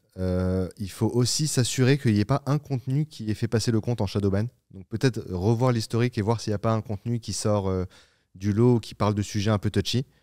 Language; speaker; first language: French; native; French